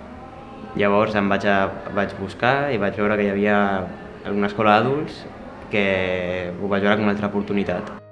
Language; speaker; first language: Catalan; non-native, local second language; Spanish